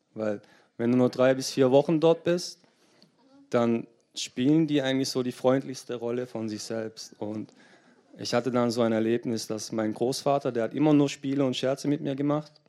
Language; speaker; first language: German; early bilingual, other home language; Turkish